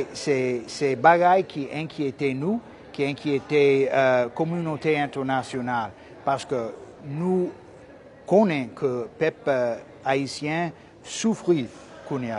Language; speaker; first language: Haitian Creole; non-native, fluent; English